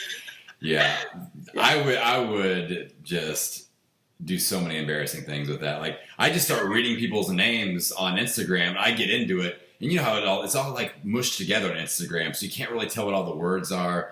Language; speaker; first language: English; native; English